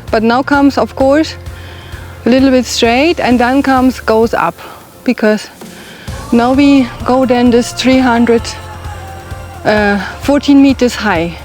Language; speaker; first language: English; non-native, learner; German